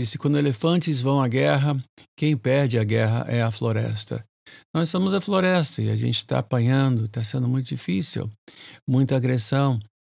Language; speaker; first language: Portuguese; early bilingual, other home language; English